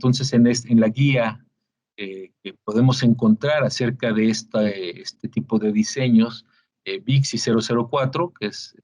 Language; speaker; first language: Spanish; native; Spanish